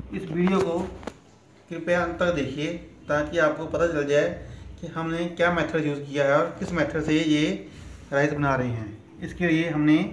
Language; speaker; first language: Hindi; native; Hindi